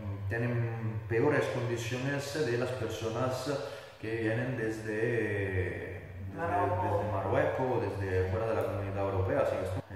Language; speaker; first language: Spanish; non-native, fluent; Italian